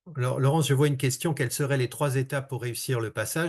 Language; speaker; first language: French; native; French